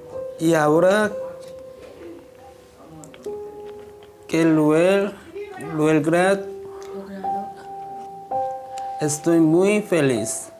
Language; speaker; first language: Spanish; non-native, learner; Korean